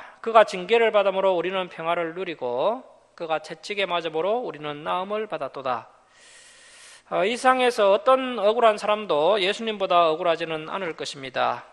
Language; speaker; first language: Korean; native; Korean